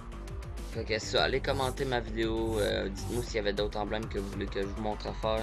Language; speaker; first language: French; native; French